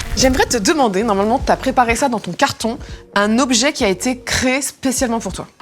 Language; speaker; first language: French; early bilingual, other home language; Polish